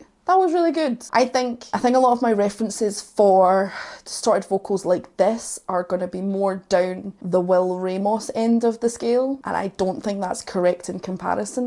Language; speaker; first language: English; native; English